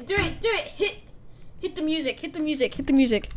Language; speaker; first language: English; native; English